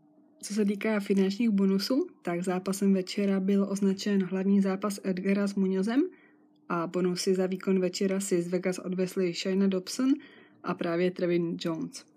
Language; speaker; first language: Czech; native; Czech